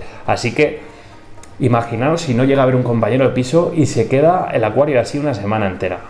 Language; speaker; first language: Spanish; native; Spanish